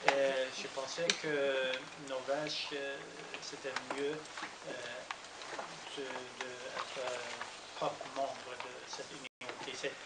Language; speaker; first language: French; non-native, learner; Norwegian